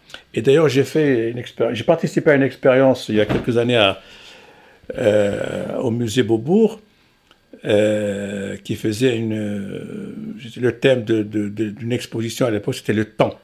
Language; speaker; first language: French; non-native, local second language; Arabic